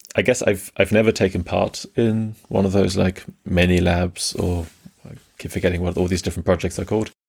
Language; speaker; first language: English; early bilingual, other home language; German